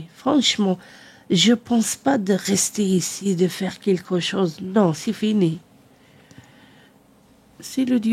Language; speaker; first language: French; non-native, learner; Arabic